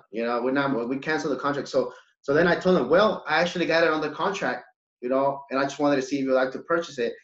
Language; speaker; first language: English; early bilingual, other home language; Spanish